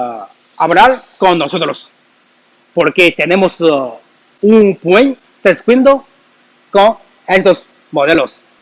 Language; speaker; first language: Spanish; non-native, learner; Chinese